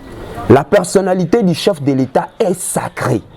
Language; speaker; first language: French; non-native, local second language; Lingala